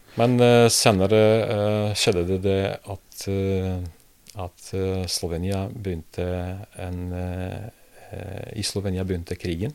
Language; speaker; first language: Norwegian; non-native, fluent; Serbian